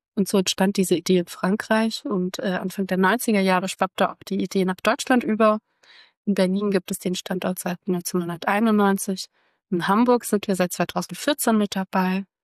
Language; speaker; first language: German; early bilingual, other home language; Croatian